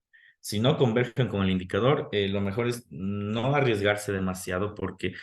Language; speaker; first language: Spanish; native; Spanish